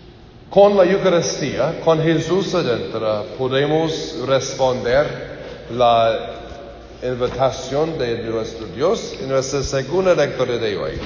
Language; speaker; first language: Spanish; non-native, learner; English